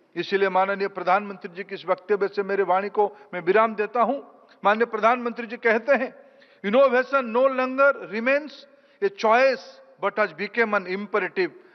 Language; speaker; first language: Hindi; non-native, local second language; Odia